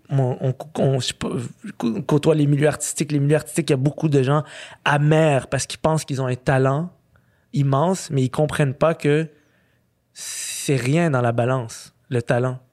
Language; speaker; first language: French; early bilingual, other home language; Arabic